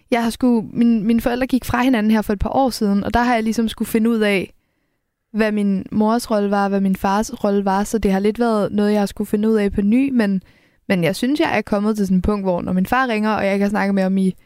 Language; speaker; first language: Danish; native; Danish